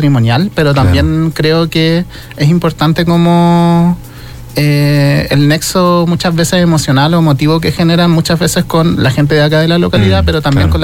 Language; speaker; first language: Spanish; native; Spanish